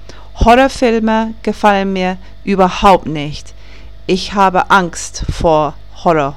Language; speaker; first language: German; non-native, learner; English